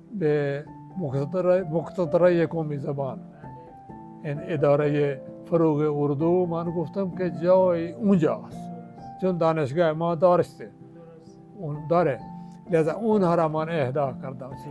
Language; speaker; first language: Persian; non-native, fluent; Urdu